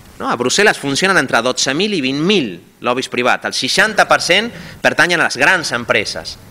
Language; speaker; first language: Catalan; non-native, fluent; Spanish